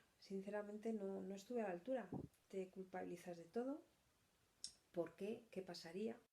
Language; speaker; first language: Spanish; native; Spanish